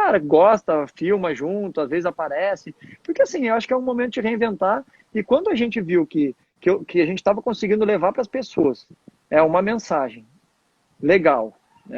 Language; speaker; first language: Portuguese; native; Portuguese